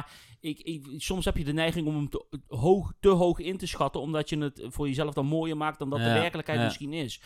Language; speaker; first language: Dutch; native; Dutch